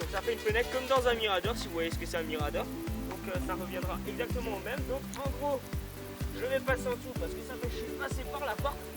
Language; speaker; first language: French; native; French